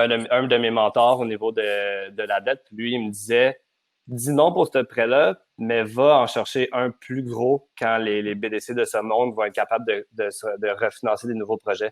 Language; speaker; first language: French; native; French